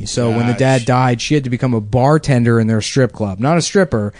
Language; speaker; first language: English; native; English